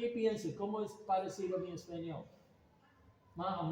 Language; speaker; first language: Spanish; non-native, learner; English